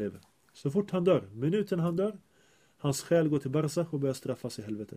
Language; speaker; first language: Swedish; early bilingual, other home language; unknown